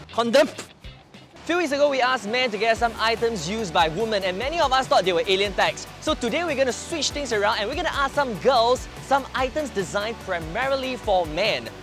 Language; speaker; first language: English; non-native, local second language; Chinese